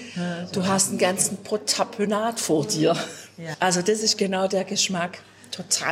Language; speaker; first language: German; native; German